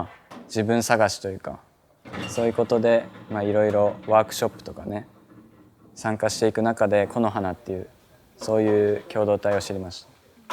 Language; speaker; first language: Japanese; native; Japanese